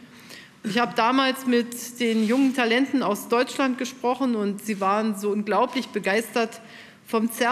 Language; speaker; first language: German; native; German